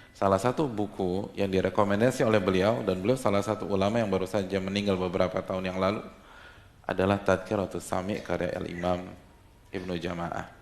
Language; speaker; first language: Indonesian; native; Indonesian